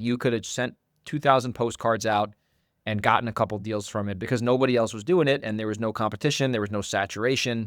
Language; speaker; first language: English; native; English